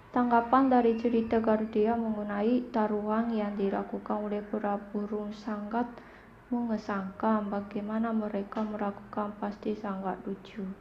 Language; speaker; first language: Indonesian; non-native, fluent; Japanese